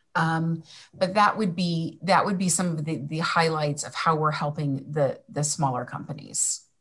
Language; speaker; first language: English; native; English